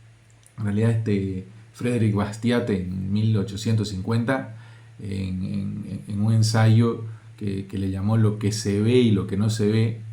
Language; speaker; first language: Spanish; native; Spanish